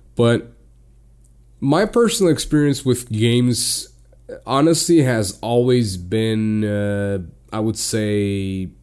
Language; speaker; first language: English; non-native, fluent; Portuguese